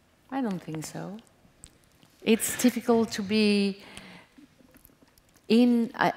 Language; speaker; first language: English; non-native, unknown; French